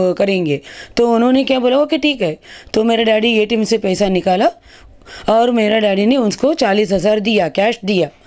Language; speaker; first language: Hindi; non-native, local second language; Tamil